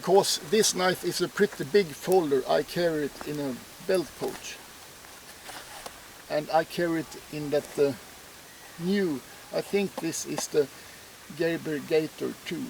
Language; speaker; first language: English; non-native, fluent; Swedish